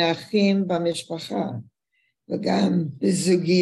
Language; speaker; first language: Hebrew; non-native, learner; English